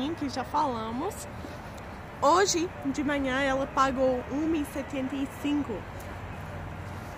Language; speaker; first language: Portuguese; non-native, fluent; English